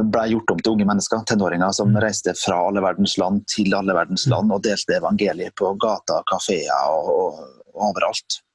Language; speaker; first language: Norwegian; native; Norwegian